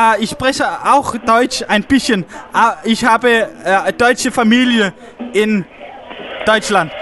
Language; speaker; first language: German; non-native, learner; Danish